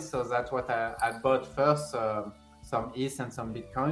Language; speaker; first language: English; non-native, fluent; French